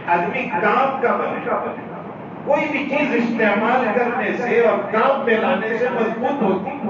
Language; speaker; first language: Urdu; native; Urdu